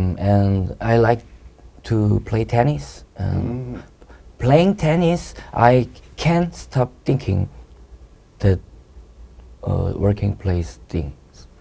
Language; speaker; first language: English; non-native, learner; Korean